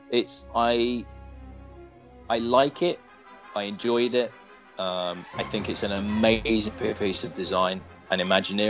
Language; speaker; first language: English; native; English